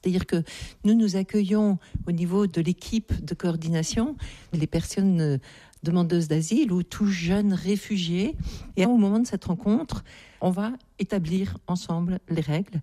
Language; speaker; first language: French; native; French